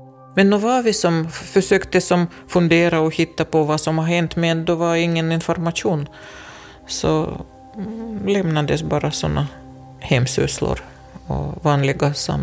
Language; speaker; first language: Swedish; non-native, fluent; Russian